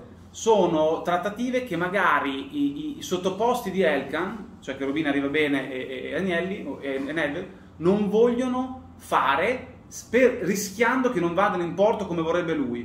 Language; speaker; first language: Italian; native; Italian